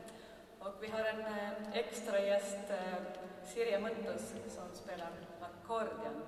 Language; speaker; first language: Swedish; non-native, fluent; Estonian